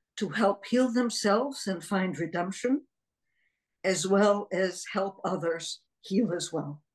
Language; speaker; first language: English; early bilingual, other home language; Hebrew